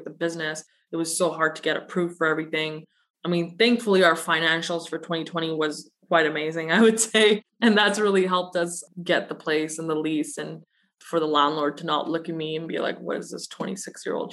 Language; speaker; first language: English; native; English